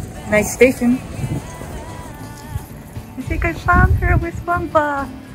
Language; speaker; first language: English; non-native, fluent; Japanese